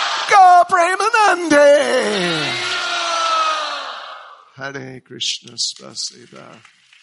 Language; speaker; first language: Russian; non-native, learner; English